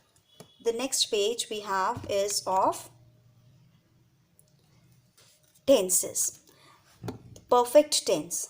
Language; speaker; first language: English; non-native, local second language; Hindi